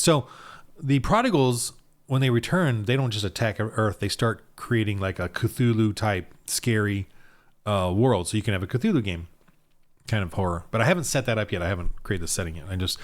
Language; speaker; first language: English; native; English